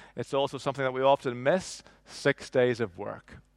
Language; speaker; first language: English; native; English